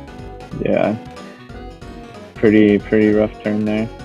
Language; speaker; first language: English; native; English